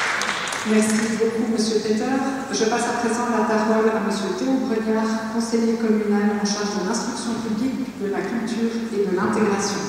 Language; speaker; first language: French; native; French